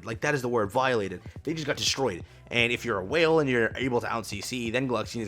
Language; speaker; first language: English; native; English